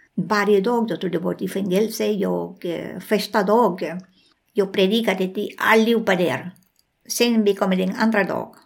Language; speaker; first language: Swedish; non-native, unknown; Spanish